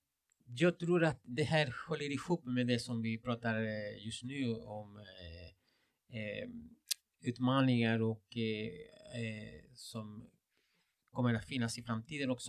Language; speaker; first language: Swedish; non-native, fluent; Spanish